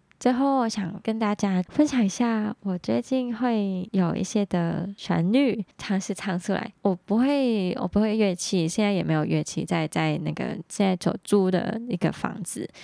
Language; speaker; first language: Chinese; non-native, local second language; Cantonese